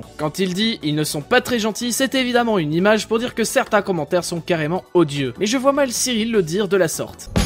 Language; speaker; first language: French; native; French